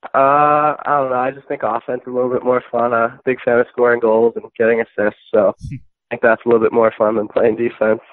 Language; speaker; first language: English; native; English